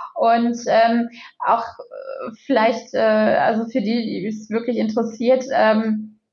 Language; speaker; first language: German; native; German